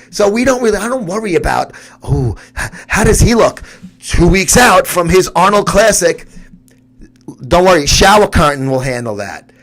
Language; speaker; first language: English; native; English